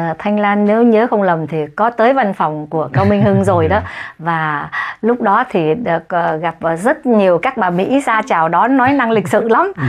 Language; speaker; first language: Vietnamese; native; Vietnamese